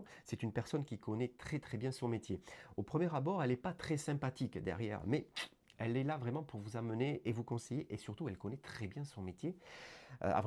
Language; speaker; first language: French; native; French